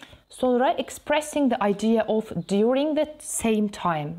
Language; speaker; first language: English; non-native, fluent; Azerbaijani